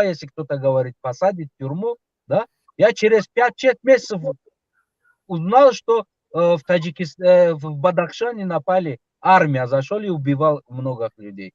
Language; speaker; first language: Russian; non-native, local second language; Tajik